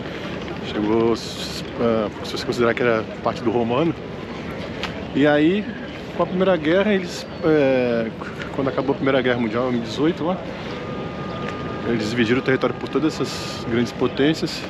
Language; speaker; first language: Portuguese; native; Portuguese